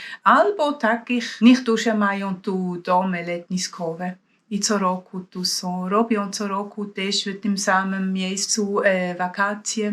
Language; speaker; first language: Polish; non-native, fluent; Swiss German